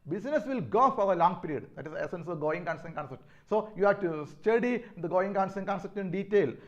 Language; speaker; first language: English; non-native, local second language; Malayalam